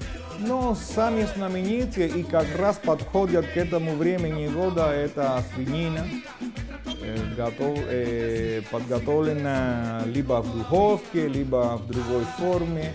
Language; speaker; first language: Russian; non-native, fluent; Spanish